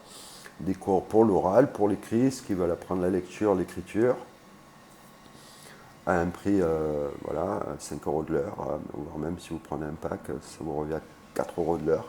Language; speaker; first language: French; native; French